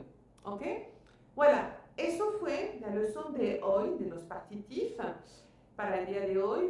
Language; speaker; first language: Spanish; non-native, fluent; French